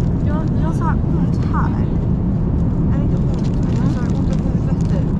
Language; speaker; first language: Swedish; early bilingual, other home language; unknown